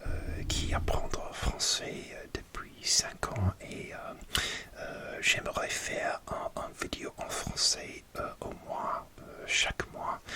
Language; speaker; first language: French; non-native, learner; English